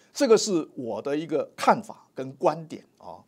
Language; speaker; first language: Chinese; native; Chinese